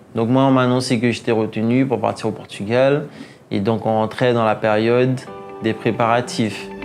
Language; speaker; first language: French; native; French